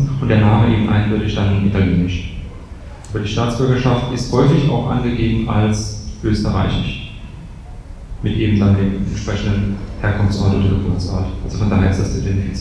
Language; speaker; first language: German; native; German